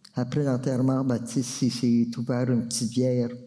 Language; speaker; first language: French; native; French